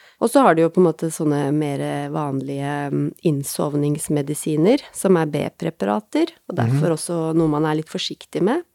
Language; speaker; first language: Norwegian; native; Norwegian